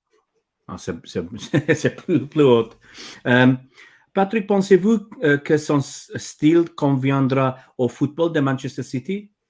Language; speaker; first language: French; non-native, learner; English